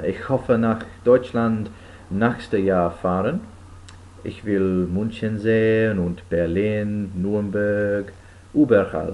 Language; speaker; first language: German; non-native, learner; English